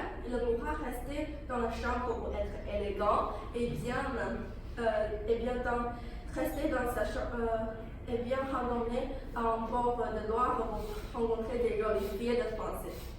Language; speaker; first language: French; non-native, learner; Chinese